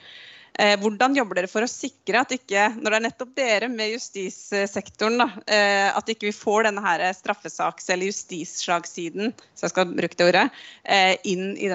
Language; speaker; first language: Norwegian; native; Norwegian